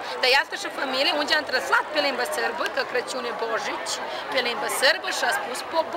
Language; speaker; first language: Romanian; early bilingual, heritage; Romanian